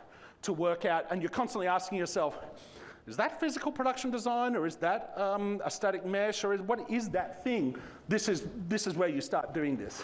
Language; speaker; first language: English; native; English